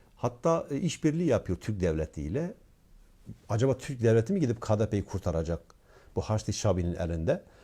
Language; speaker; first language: Turkish; non-native, local second language; Kurdish